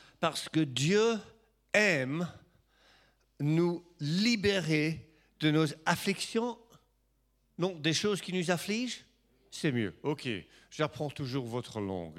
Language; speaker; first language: French; non-native, fluent; English